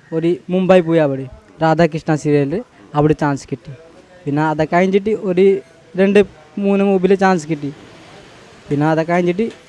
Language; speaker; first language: Malayalam; non-native, learner; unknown